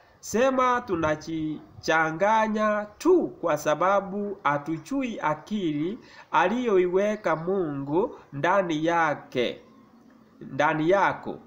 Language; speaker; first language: Swahili; non-native, local second language; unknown